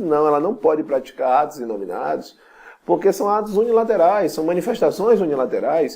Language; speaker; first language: Portuguese; native; Portuguese